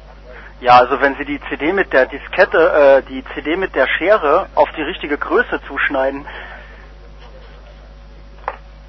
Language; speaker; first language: German; native; German